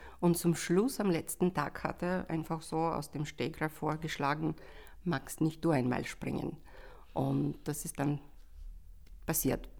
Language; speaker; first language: German; non-native, fluent; Russian